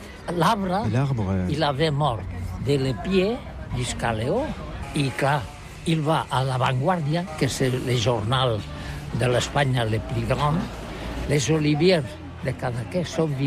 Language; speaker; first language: French; non-native, learner; Catalan